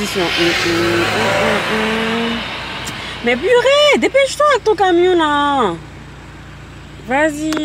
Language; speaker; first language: French; native; French